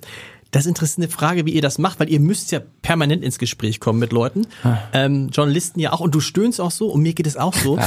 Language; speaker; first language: German; native; German